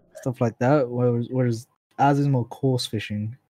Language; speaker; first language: English; native; English